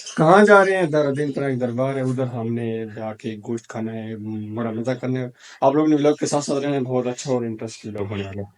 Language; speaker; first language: Urdu; non-native, local second language; Punjabi